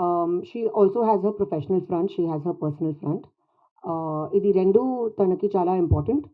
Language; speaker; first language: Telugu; non-native, learner; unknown